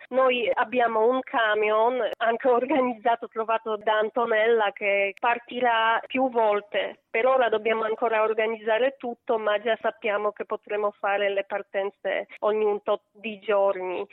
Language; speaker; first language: Italian; non-native, learner; Polish